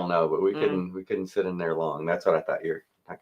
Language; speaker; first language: English; native; English